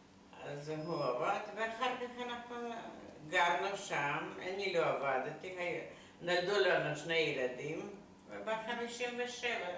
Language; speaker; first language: Hebrew; non-native, fluent; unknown